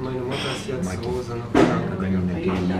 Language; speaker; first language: German; early bilingual, heritage; German